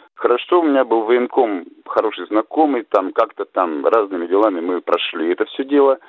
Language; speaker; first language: Russian; native; Russian